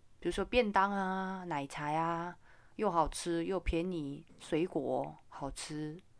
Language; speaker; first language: Chinese; non-native, fluent; Korean